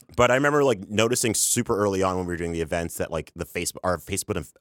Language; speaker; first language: English; native; English